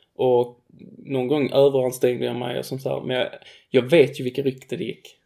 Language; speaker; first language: Swedish; native; Swedish